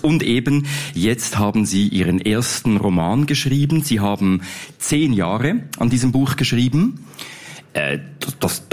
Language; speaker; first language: German; native; German